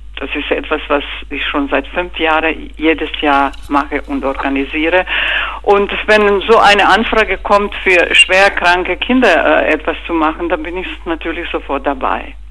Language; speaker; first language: German; non-native, fluent; Croatian